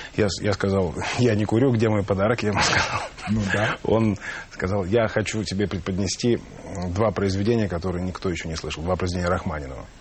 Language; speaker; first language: Russian; native; Russian